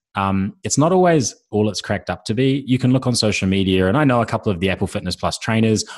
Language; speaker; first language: English; native; English